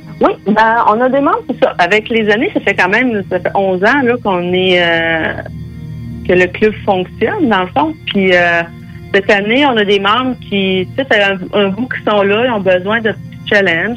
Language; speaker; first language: French; native; French